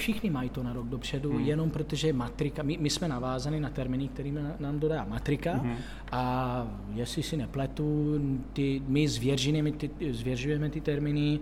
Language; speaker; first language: Czech; non-native, fluent; Italian